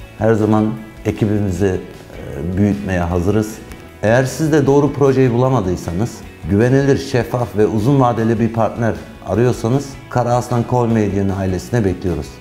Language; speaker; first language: Turkish; early bilingual, heritage; Turkish